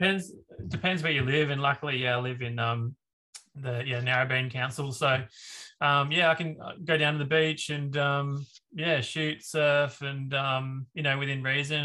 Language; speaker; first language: English; native; English